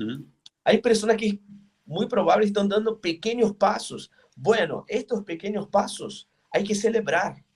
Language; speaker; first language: Spanish; non-native, fluent; Portuguese